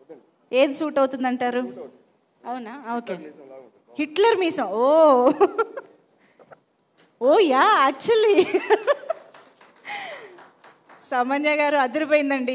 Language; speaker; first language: Telugu; native; Telugu